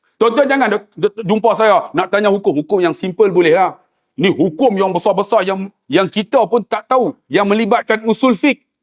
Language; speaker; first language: Malay; native; Malay